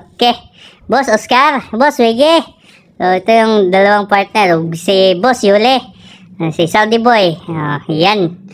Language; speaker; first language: Filipino; non-native, local second language; Cebuano